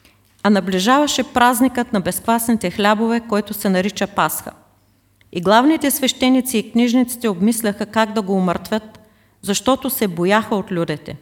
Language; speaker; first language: Bulgarian; native; Bulgarian